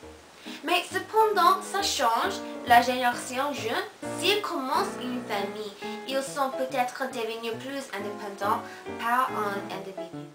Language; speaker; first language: French; non-native, learner; Korean